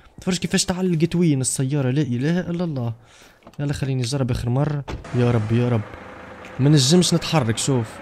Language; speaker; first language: Arabic; native; Arabic